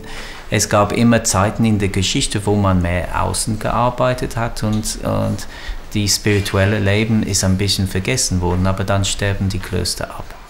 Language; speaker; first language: German; non-native, fluent; English